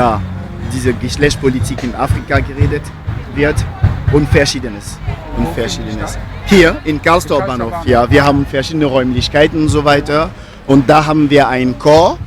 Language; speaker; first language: German; non-native, fluent; French